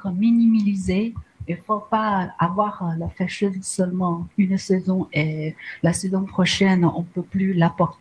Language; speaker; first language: French; non-native, learner; Chinese